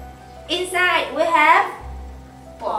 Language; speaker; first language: English; non-native, fluent; Vietnamese